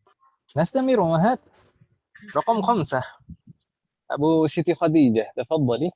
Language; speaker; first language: Arabic; non-native, fluent; Indonesian